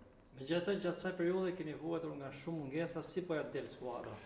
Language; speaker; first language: Albanian; native; Albanian